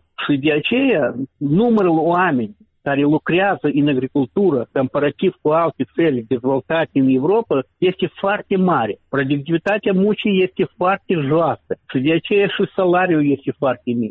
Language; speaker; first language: Romanian; non-native, local second language; Russian